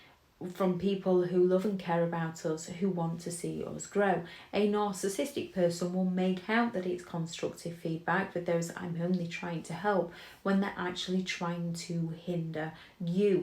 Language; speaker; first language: English; native; English